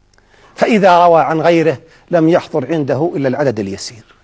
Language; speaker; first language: Arabic; native; Arabic